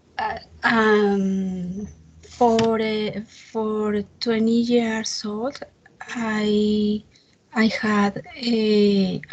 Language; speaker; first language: English; non-native, learner; Spanish